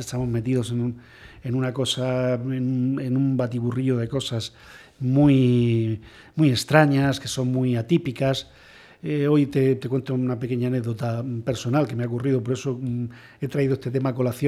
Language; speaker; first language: Spanish; native; Spanish